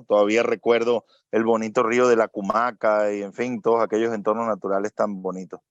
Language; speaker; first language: Spanish; native; Spanish